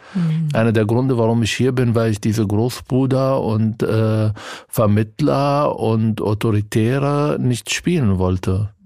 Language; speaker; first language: German; non-native, fluent; Arabic